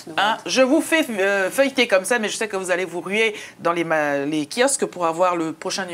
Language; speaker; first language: French; native; French